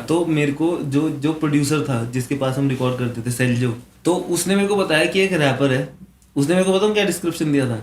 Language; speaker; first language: Hindi; native; Hindi